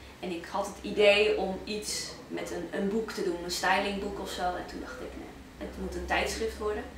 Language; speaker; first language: Dutch; early bilingual, other home language; Arabic